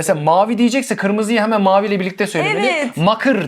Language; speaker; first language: Turkish; non-native, fluent; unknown